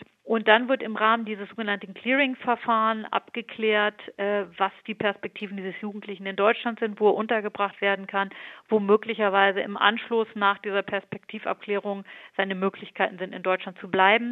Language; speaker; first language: German; native; German